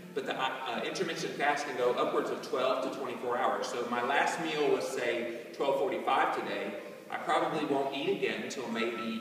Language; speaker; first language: English; native; English